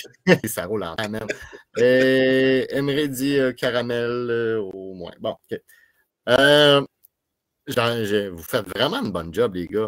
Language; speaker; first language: French; native; French